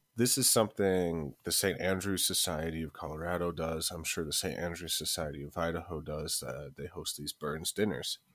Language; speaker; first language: English; native; English